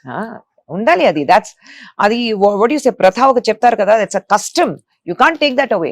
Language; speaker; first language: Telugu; non-native, fluent; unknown